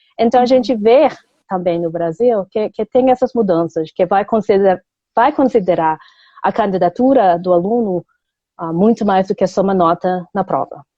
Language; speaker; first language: Portuguese; non-native, fluent; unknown